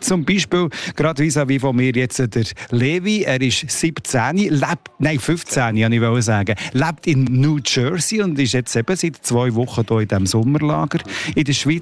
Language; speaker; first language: German; native; German